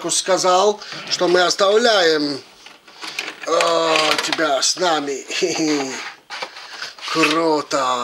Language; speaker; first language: Russian; native; Russian